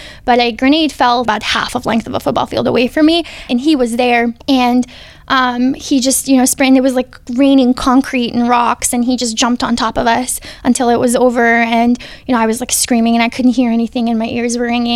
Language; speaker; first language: English; early bilingual, other home language; Bosnian